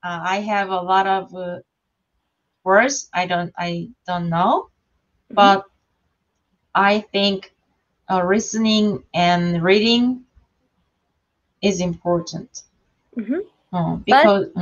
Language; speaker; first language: English; non-native, learner; Korean